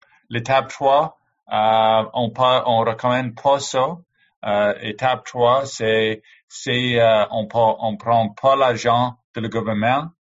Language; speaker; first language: French; non-native, learner; English